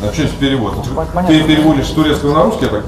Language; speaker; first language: Russian; native; Russian